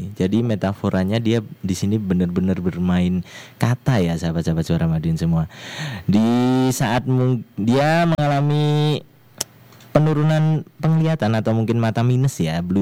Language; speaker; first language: Indonesian; native; Indonesian